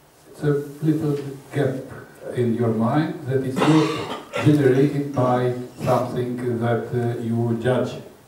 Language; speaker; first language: English; non-native, fluent; Romanian